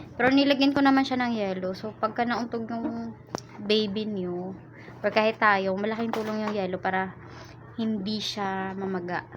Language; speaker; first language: Filipino; non-native, local second language; Cebuano